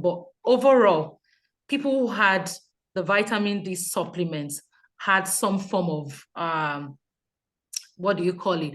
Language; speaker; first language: English; non-native, local second language; Yoruba